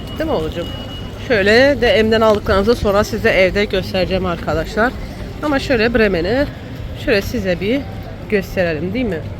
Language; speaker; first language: Turkish; early bilingual, heritage; Turkish